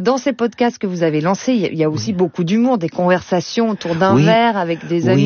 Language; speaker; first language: French; native; French